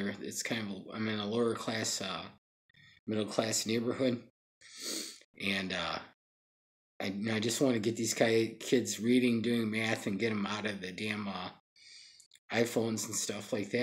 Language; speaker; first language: English; native; English